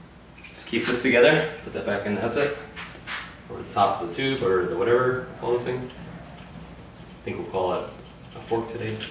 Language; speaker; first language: English; native; English